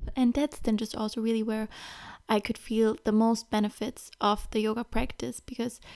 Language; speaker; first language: English; non-native, fluent; German